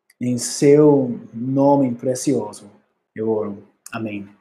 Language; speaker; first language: Portuguese; non-native, learner; English